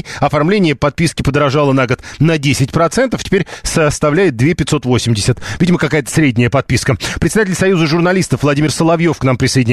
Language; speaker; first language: Russian; native; Russian